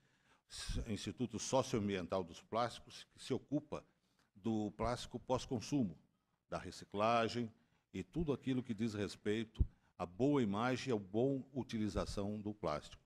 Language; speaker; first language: Portuguese; native; Portuguese